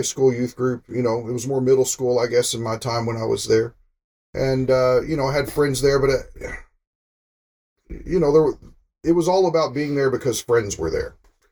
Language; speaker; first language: English; native; English